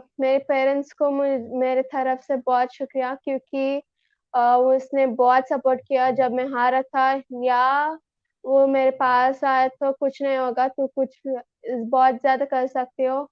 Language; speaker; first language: Hindi; non-native, local second language; Telugu